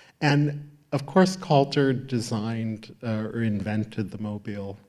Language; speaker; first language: English; native; English